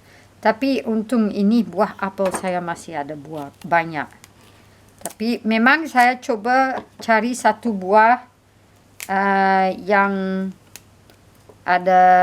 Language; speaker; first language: Indonesian; non-native, fluent; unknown